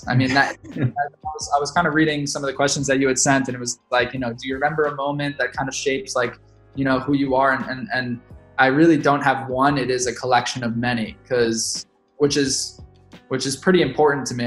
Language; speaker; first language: English; native; English